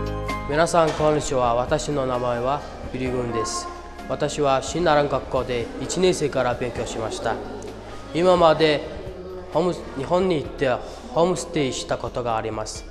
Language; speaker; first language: Japanese; non-native, learner; Mongolian